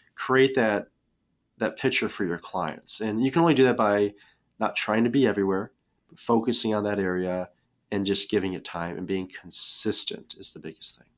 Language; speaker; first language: English; native; English